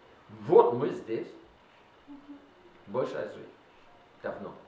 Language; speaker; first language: Russian; non-native, learner; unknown